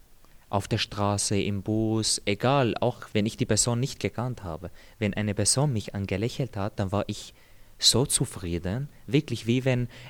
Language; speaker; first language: German; non-native, fluent; Arabic